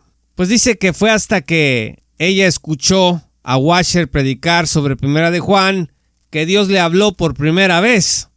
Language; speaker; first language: Spanish; native; Spanish